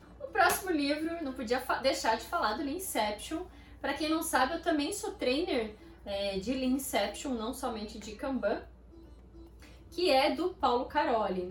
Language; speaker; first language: Portuguese; native; Portuguese